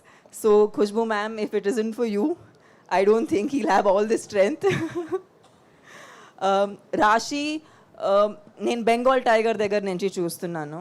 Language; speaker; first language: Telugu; non-native, local second language; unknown